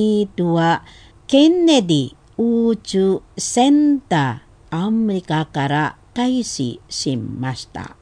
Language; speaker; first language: Japanese; non-native, fluent; Indonesian